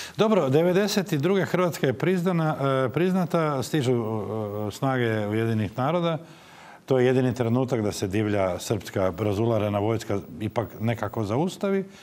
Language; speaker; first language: Croatian; native; Croatian